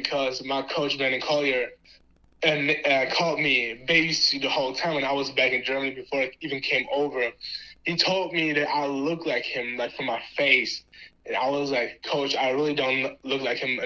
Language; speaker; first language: English; non-native, fluent; German